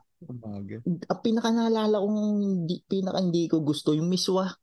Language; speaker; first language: Filipino; native; Filipino